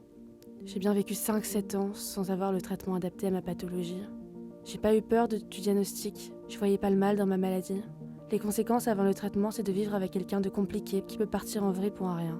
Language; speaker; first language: French; native; French